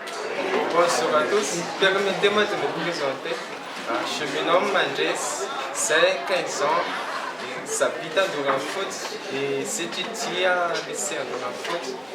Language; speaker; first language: French; non-native, learner; Malagasy